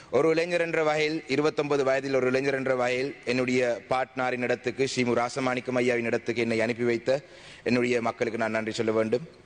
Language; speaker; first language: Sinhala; non-native, local second language; Tamil